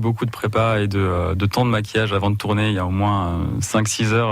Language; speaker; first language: French; native; French